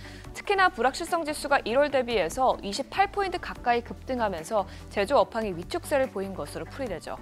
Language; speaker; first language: Korean; native; Korean